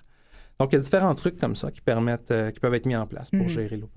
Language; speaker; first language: French; native; French